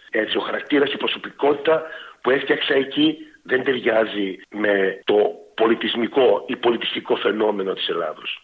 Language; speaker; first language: Greek; early bilingual, heritage; Greek